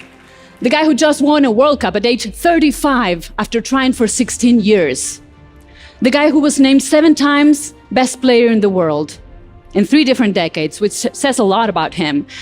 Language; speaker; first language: English; non-native, fluent; Spanish